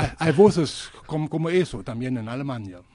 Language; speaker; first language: Spanish; non-native, learner; German